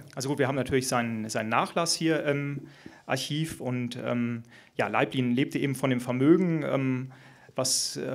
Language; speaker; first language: German; native; German